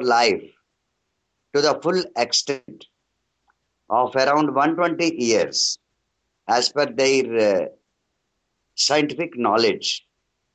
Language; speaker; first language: English; non-native, local second language; Telugu